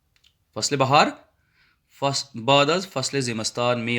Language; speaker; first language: Persian; non-native, fluent; Urdu